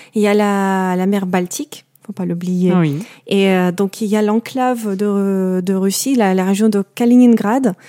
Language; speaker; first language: French; non-native, fluent; Russian